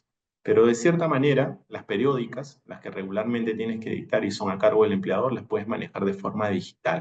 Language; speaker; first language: Spanish; native; Spanish